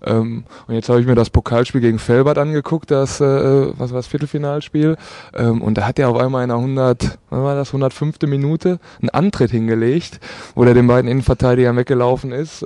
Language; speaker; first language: German; native; German